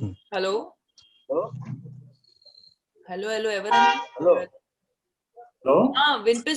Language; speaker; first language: Telugu; non-native, learner; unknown